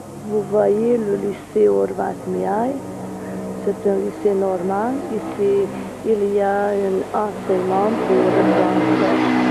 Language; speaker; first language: French; non-native, fluent; Hungarian